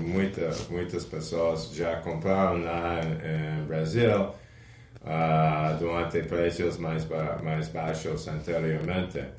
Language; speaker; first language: Portuguese; non-native, fluent; English